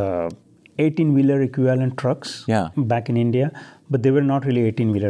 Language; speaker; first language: English; non-native, local second language; Marathi